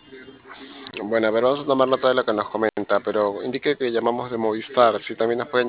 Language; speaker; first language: Spanish; native; Spanish